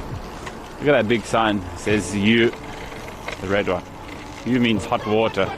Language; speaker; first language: English; native; English